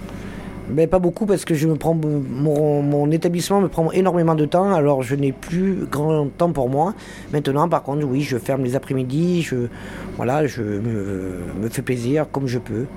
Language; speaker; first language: French; native; French